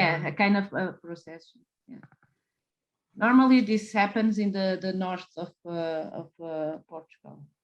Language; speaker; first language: English; non-native, fluent; Portuguese